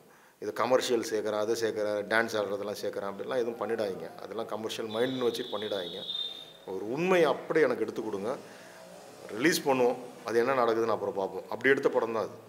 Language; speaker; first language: Tamil; native; Tamil